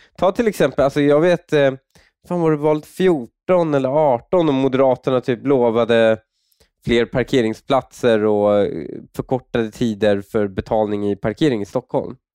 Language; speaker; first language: Swedish; native; Swedish